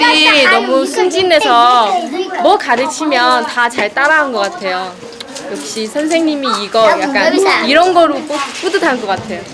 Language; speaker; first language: Korean; non-native, fluent; Chinese